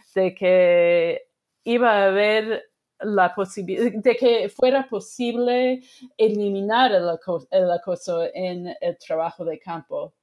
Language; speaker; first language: Spanish; non-native, fluent; English